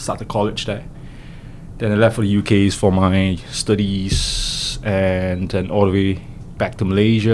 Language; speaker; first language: English; non-native, local second language; Cantonese